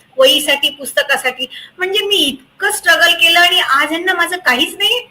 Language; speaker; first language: Marathi; native; Marathi